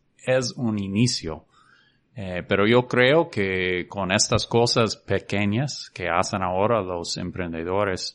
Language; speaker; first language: Spanish; non-native, fluent; English